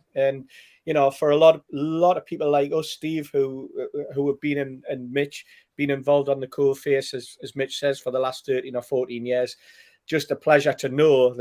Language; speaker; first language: English; native; English